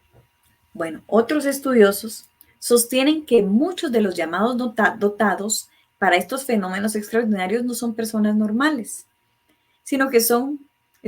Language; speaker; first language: Spanish; native; Spanish